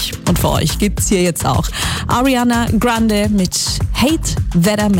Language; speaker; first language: German; native; German